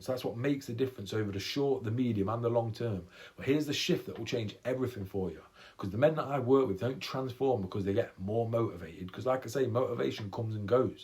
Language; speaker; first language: English; native; English